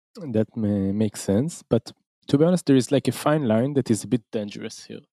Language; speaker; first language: English; non-native, fluent; Hebrew